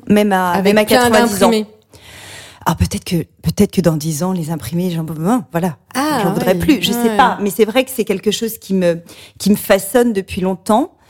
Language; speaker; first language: French; native; French